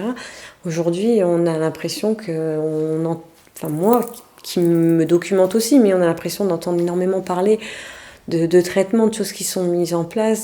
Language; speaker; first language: French; native; French